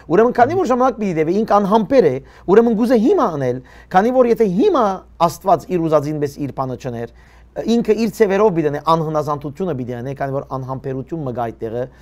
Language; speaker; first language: Armenian; early bilingual, heritage; Armenian